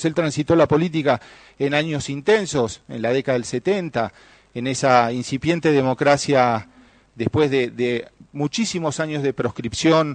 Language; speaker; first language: Spanish; native; Spanish